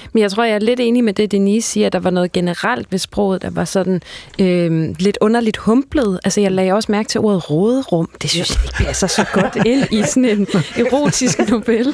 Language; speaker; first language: Danish; native; Danish